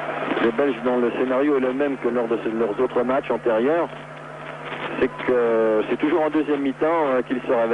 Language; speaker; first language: French; native; French